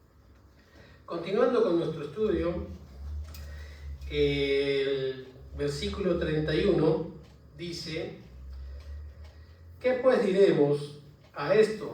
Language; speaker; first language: Spanish; native; Spanish